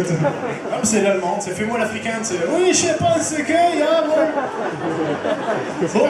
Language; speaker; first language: French; native; French